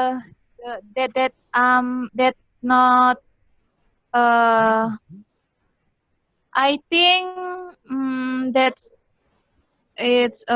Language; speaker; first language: English; non-native, learner; Indonesian